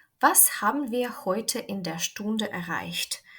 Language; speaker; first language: German; non-native, fluent; Ukrainian